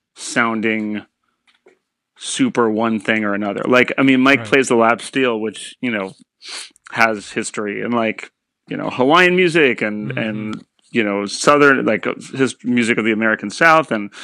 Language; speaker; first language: English; native; English